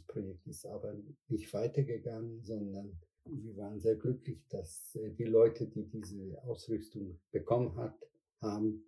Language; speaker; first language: German; non-native, fluent; Spanish